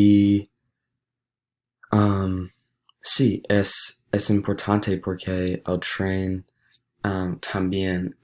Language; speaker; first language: Spanish; non-native, learner; English